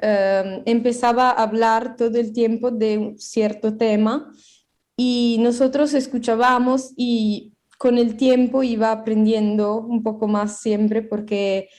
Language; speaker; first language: Spanish; non-native, fluent; Italian